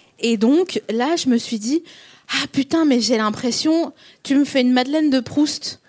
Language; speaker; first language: French; native; French